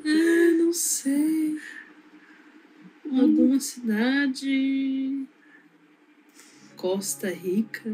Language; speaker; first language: Portuguese; non-native, fluent; Russian